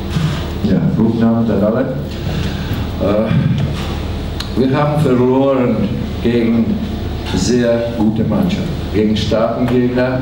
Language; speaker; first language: German; non-native, learner; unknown